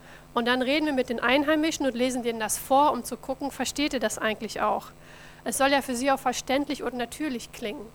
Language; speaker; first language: German; native; German